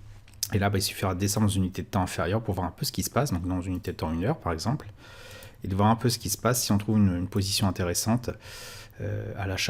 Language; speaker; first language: French; native; French